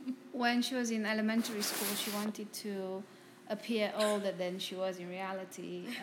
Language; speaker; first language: English; non-native, fluent; Romanian